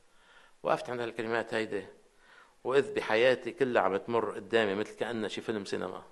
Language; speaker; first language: Arabic; native; Arabic